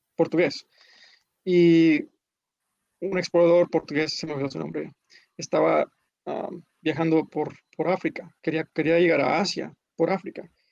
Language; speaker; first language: Spanish; early bilingual, heritage; Spanish